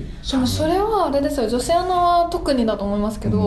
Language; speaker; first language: Japanese; native; Japanese